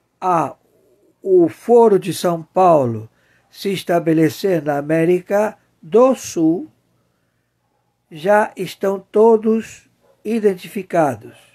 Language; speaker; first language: Portuguese; native; Portuguese